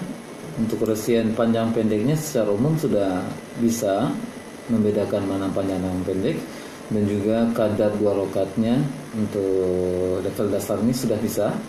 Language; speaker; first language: Indonesian; native; Indonesian